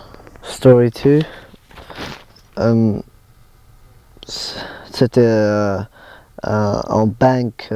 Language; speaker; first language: French; non-native, learner; English